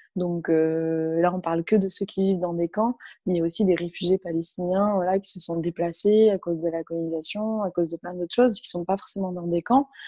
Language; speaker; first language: French; early bilingual, other home language; Arabic